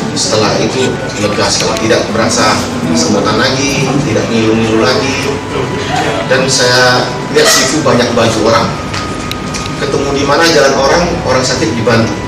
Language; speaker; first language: Malay; native; Malay